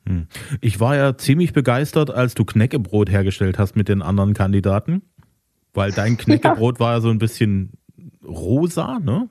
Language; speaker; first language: German; native; German